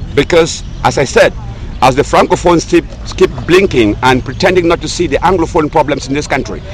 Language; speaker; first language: English; native; English